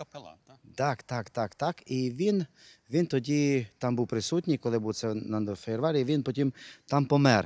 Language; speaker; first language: Ukrainian; non-native, local second language; Hungarian